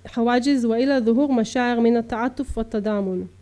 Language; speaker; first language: Arabic; early bilingual, heritage; Arabic